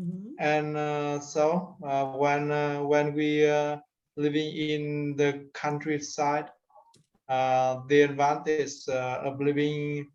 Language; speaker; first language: English; non-native, learner; Vietnamese